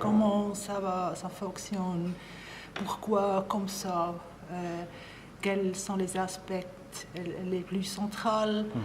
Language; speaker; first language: French; non-native, local second language; German